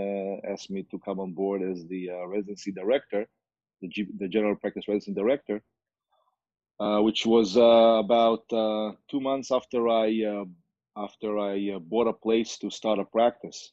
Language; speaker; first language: English; non-native, fluent; Hebrew